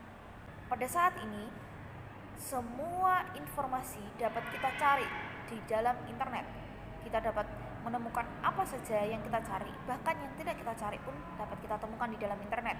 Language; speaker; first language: Indonesian; native; Indonesian